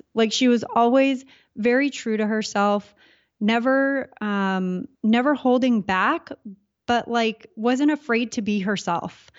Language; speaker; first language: English; native; English